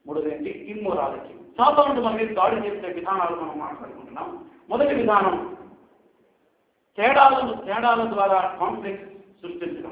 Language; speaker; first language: Telugu; native; Telugu